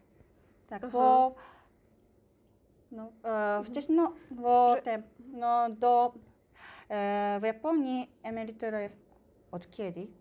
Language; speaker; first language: Polish; non-native, learner; Japanese